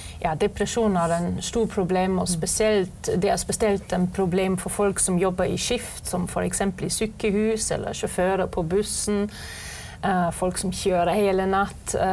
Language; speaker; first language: Norwegian; non-native, fluent; German